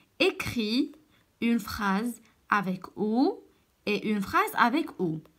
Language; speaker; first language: French; non-native, local second language; Arabic